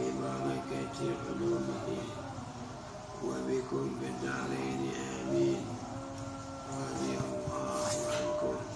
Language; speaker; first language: Arabic; non-native, fluent; Indonesian